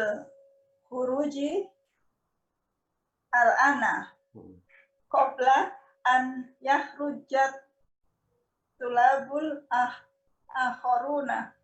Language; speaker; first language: Arabic; non-native, learner; Indonesian